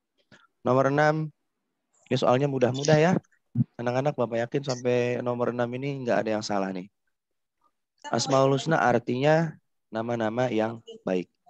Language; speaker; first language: Indonesian; native; Indonesian